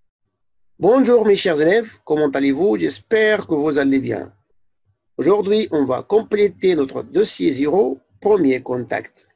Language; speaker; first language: French; non-native, fluent; Arabic